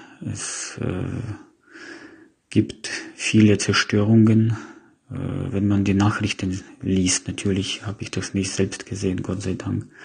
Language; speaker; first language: German; non-native, fluent; Ukrainian